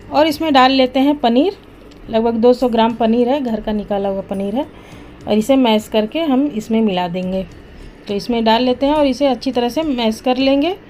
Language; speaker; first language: Hindi; native; Hindi